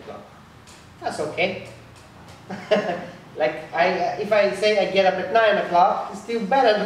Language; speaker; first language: English; non-native, fluent; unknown